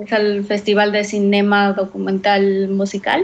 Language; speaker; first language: Catalan; non-native, learner; Spanish